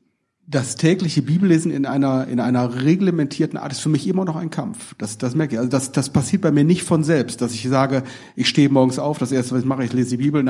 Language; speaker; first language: German; native; German